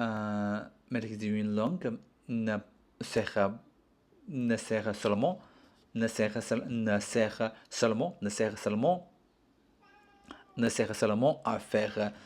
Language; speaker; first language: French; non-native, learner; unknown